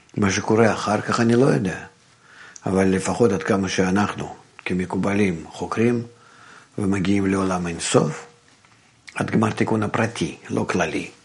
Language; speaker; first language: Hebrew; non-native, fluent; Russian